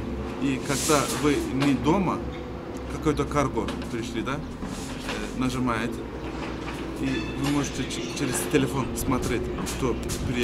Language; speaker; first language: Russian; non-native, learner; Turkish